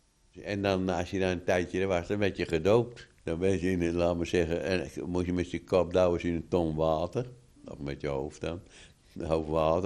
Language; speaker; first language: Dutch; native; Dutch